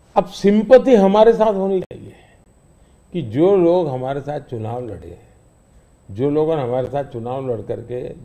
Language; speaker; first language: Hindi; non-native, local second language; Gujarati